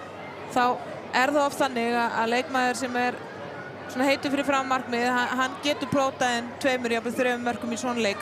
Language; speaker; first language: Icelandic; native; Icelandic